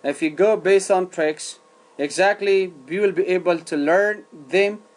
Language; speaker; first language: English; non-native, fluent; Persian